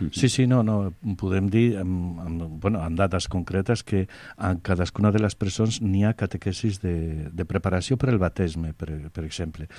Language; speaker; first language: Catalan; non-native, local second language; Spanish